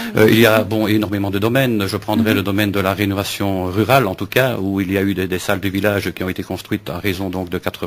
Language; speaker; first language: French; native; French